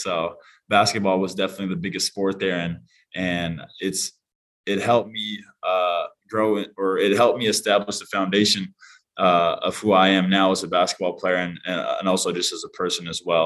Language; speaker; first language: English; native; English